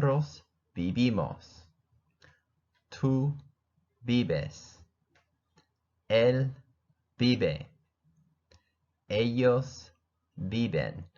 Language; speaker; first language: Spanish; non-native, fluent; English